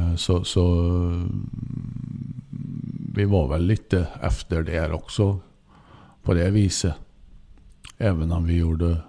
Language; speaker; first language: Swedish; native; Swedish